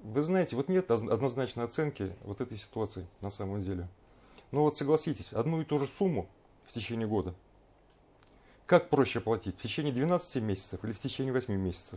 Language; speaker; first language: Russian; native; Russian